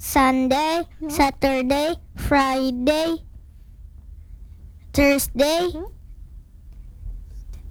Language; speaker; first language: English; non-native, learner; Indonesian